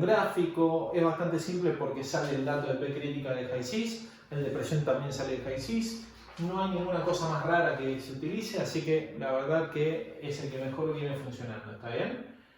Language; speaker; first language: Spanish; native; Spanish